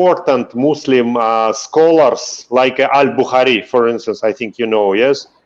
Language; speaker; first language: English; non-native, fluent; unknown